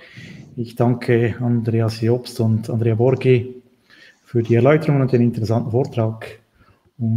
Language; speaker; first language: German; native; German